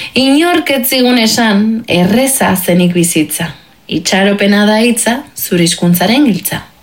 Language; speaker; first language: Basque; non-native, local second language; Spanish